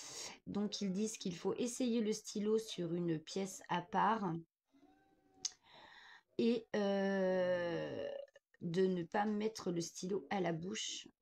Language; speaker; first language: French; native; French